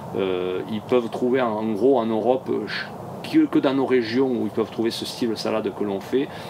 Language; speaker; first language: French; native; French